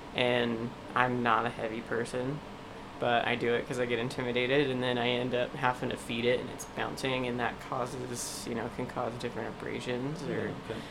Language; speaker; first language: English; native; English